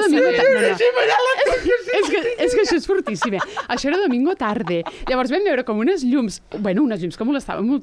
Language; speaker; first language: Catalan; native; Catalan